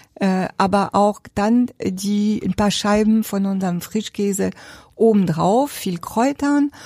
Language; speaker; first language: German; non-native, fluent; French